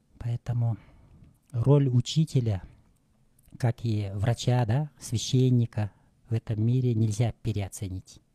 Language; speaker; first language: Russian; non-native, local second language; Kyrgyz